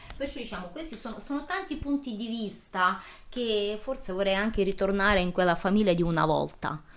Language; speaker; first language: Italian; non-native, fluent; Ukrainian